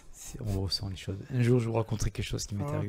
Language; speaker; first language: French; native; French